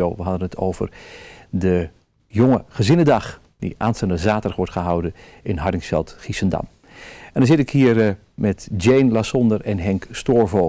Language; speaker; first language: Dutch; native; Dutch